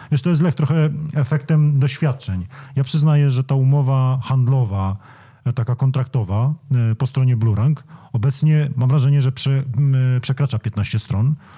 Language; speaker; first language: Polish; native; Polish